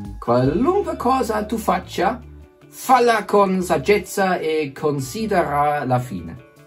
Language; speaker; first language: Italian; non-native, fluent; German